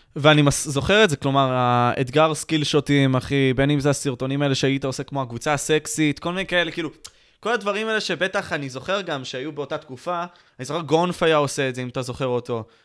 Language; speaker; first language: Hebrew; native; Hebrew